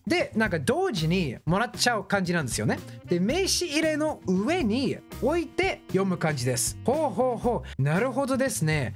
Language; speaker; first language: Japanese; non-native, fluent; English